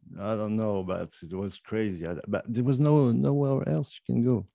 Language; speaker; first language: English; non-native, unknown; French